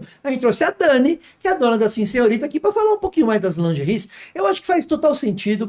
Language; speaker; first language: Portuguese; native; Portuguese